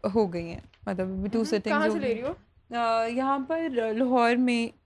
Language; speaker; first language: Urdu; native; Urdu